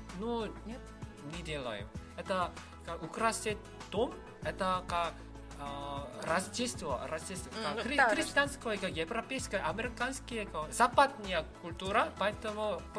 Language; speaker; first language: Russian; non-native, learner; Korean